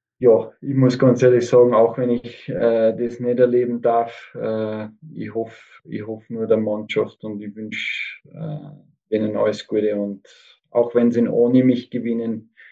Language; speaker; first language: German; native; German